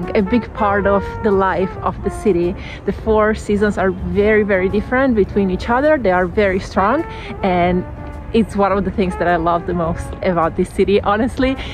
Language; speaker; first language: English; non-native, fluent; Italian